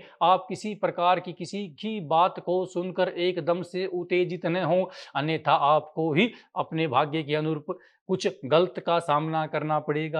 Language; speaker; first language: Hindi; native; Hindi